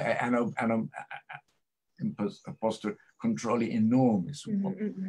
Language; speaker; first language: Italian; non-native, fluent; English